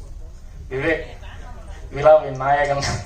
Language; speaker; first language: Tamil; native; Tamil